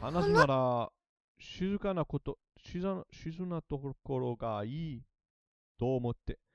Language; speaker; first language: Japanese; non-native, learner; English